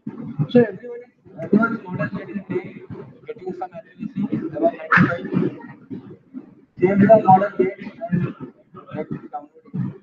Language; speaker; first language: English; non-native, local second language; Hindi